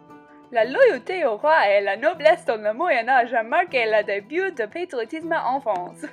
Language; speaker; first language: French; non-native, learner; English